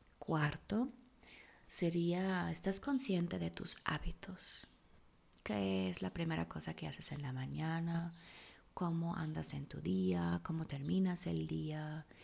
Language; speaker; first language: Spanish; non-native, fluent; German